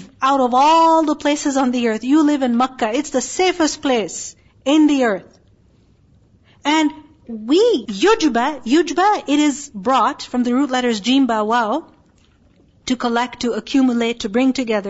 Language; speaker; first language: English; non-native, local second language; Urdu